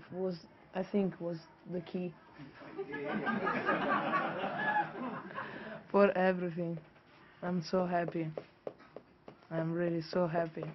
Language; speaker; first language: English; non-native, fluent; Italian